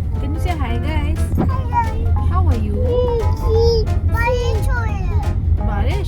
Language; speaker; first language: English; non-native, local second language; Hindi